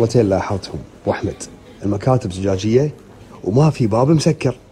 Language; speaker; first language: Arabic; native; Arabic